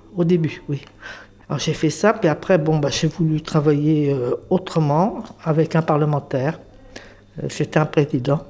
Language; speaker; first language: French; native; French